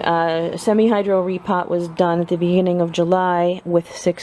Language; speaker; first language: English; native; English